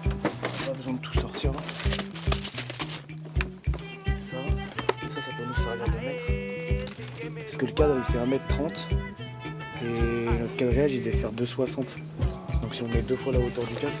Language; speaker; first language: French; native; French